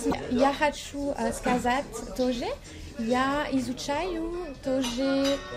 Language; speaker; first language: Russian; non-native, learner; French